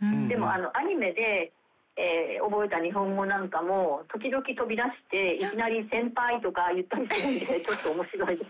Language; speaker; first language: Japanese; native; Japanese